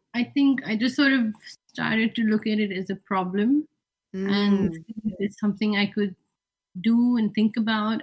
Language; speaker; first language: English; non-native, local second language; Hindi